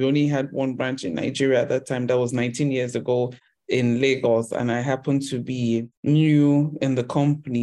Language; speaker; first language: English; non-native, local second language; Yoruba